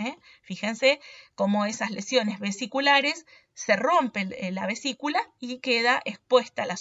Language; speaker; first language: Spanish; native; Spanish